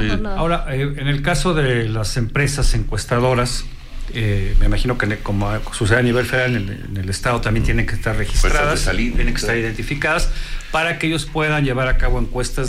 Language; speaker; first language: Spanish; native; Spanish